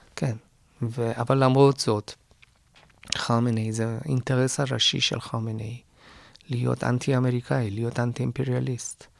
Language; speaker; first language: Hebrew; non-native, fluent; Persian